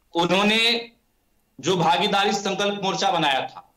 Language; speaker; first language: Hindi; native; Hindi